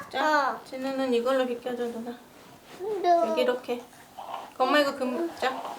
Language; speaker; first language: Korean; native; Korean